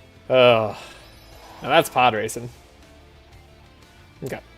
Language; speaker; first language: English; native; English